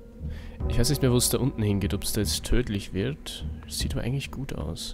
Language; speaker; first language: German; native; German